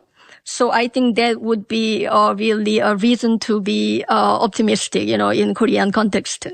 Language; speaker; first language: English; non-native, fluent; Korean